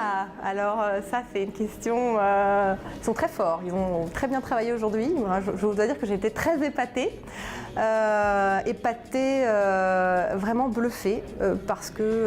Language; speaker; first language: French; native; French